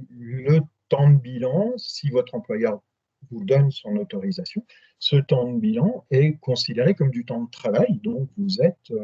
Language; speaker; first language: French; native; French